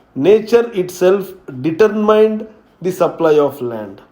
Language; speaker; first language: English; non-native, local second language; Marathi